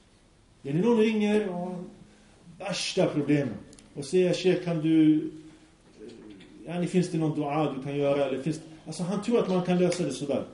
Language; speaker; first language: Swedish; early bilingual, other home language; Arabic